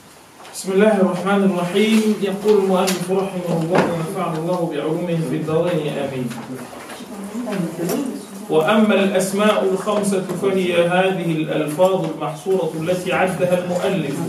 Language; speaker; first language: Arabic; non-native, local second language; Comorian